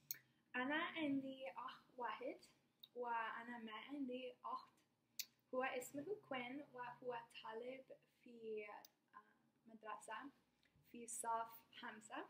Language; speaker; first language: Arabic; non-native, learner; English